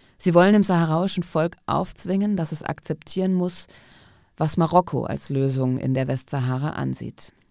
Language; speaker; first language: German; non-native, fluent; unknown